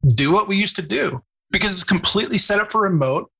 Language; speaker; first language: English; native; English